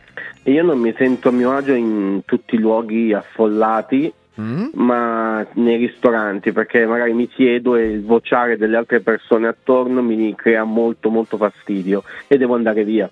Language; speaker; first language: Italian; native; Italian